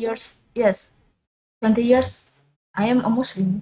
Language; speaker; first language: English; non-native, learner; Indonesian